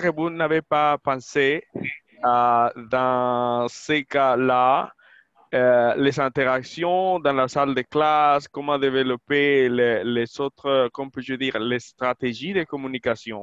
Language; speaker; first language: French; non-native, fluent; Spanish